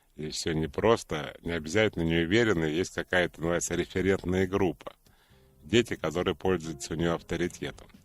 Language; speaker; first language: Russian; native; Russian